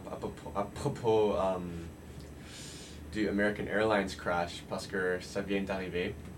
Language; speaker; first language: French; non-native, local second language; English